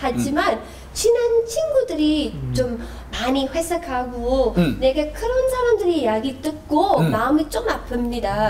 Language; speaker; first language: Korean; non-native, learner; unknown